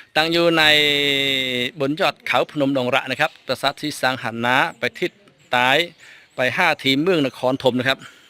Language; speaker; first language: Thai; non-native, fluent; Khmer